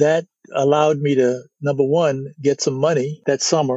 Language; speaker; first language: English; native; English